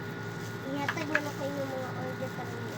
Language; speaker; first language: Filipino; non-native, local second language; Cebuano